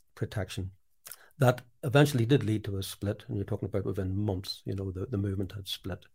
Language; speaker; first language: English; native; English